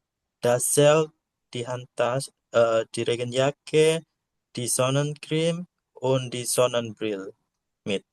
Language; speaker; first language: German; non-native, learner; Indonesian